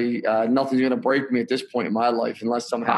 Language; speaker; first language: English; native; English